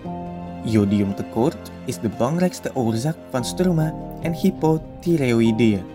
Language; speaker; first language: Dutch; non-native, fluent; Indonesian